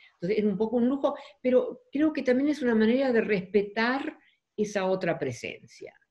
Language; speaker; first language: Spanish; non-native, fluent; Dutch